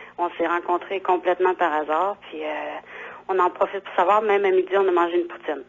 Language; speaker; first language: French; native; French